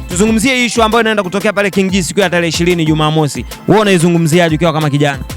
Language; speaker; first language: Swahili; native; Swahili